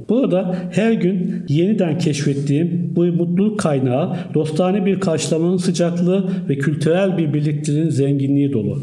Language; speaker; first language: Turkish; native; Turkish